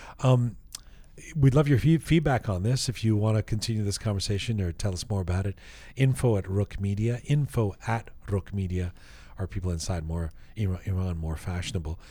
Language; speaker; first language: English; early bilingual, other home language; Persian